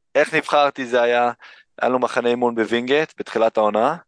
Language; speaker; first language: Hebrew; early bilingual, other home language; English